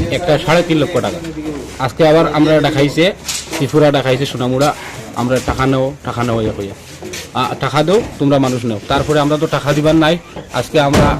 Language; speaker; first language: Bangla; native; Bangla